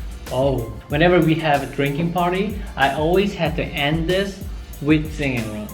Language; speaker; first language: English; non-native, fluent; Korean